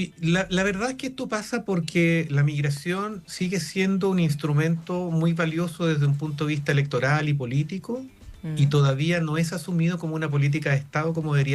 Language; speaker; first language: Spanish; native; Spanish